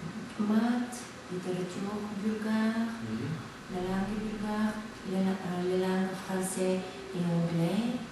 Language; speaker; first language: French; non-native, fluent; Bulgarian